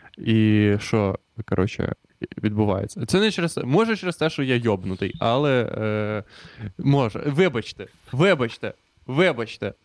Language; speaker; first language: Ukrainian; native; Ukrainian